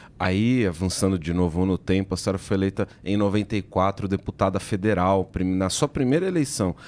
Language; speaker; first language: Portuguese; native; Portuguese